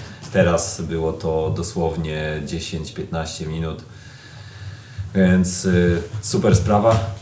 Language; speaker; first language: Polish; native; Polish